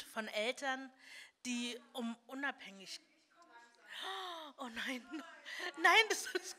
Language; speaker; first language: German; early bilingual, other home language; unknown